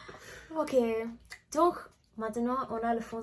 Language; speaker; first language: French; non-native, learner; English